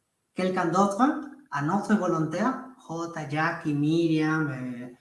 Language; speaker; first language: French; non-native, fluent; Spanish